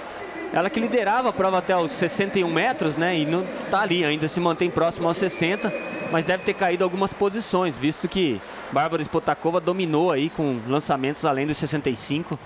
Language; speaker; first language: Portuguese; native; Portuguese